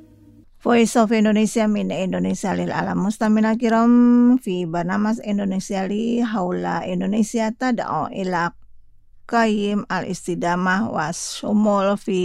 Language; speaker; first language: Arabic; non-native, fluent; Indonesian